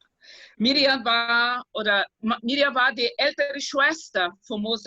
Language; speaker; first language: German; non-native, fluent; Portuguese